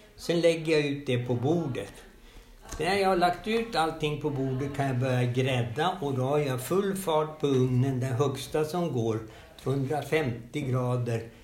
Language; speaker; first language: Swedish; native; Swedish